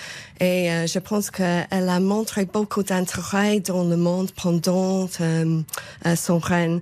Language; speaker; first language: French; non-native, fluent; English